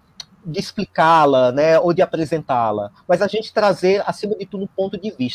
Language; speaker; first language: Portuguese; native; Portuguese